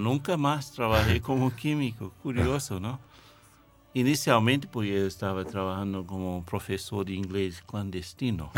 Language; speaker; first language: Spanish; non-native, fluent; English